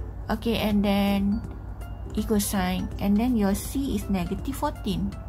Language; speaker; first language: English; non-native, local second language; Malay